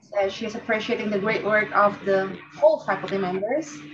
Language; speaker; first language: English; non-native, fluent; Indonesian